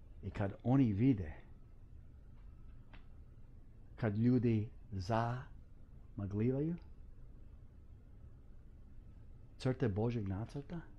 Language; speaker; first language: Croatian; early bilingual, heritage; English